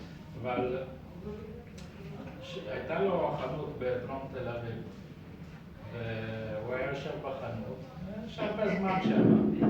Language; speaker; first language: Hebrew; early bilingual, other home language; Persian